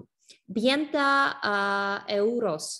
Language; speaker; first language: Spanish; non-native, learner; English